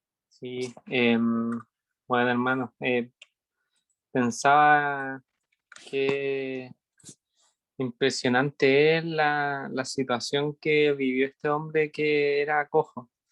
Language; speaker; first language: Spanish; native; Spanish